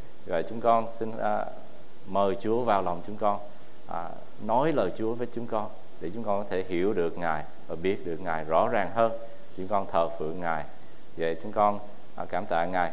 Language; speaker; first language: Vietnamese; early bilingual, heritage; Vietnamese